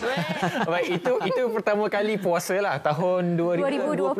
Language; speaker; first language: Malay; native; Malay